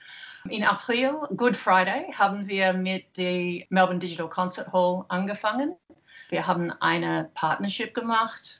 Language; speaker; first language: German; non-native, learner; English